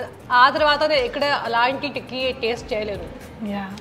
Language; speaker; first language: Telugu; non-native, learner; Hindi